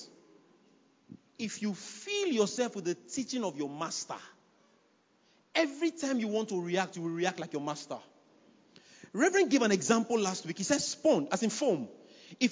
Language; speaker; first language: English; non-native, local second language; Yoruba